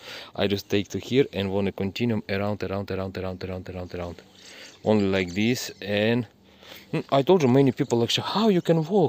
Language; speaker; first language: English; non-native, learner; Russian